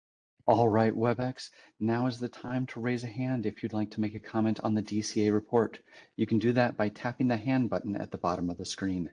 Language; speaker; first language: English; native; English